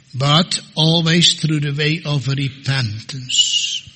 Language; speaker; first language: English; non-native, fluent; Dutch